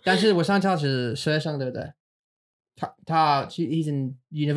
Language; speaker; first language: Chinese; non-native, learner; English